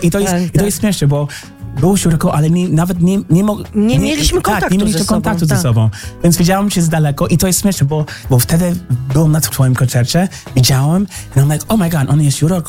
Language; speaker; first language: Polish; non-native, learner; English